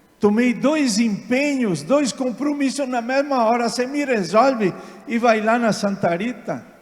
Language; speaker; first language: Portuguese; non-native, fluent; Italian